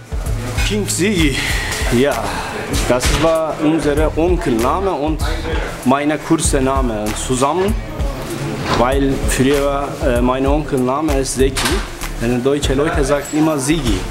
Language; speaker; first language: German; non-native, learner; Turkish